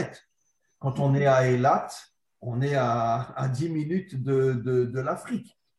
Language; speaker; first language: French; native; French